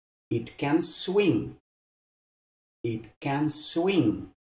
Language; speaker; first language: English; non-native, fluent; Russian